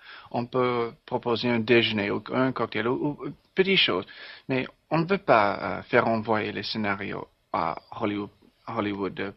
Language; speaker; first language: French; non-native, learner; English